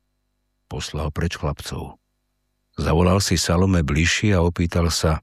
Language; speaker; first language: Slovak; native; Slovak